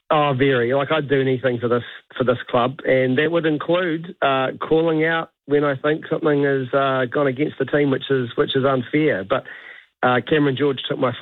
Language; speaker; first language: English; native; English